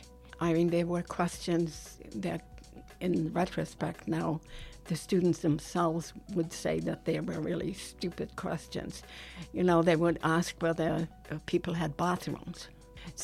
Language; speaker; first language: English; non-native, fluent; German